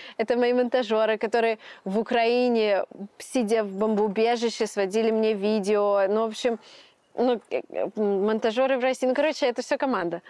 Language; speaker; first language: Russian; native; Russian